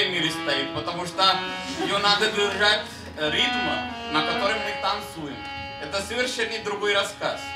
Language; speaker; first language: Russian; non-native, fluent; Hindi